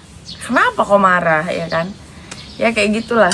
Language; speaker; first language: Indonesian; native; Indonesian